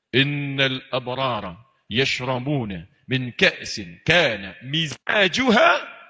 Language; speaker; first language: Arabic; non-native, fluent; Indonesian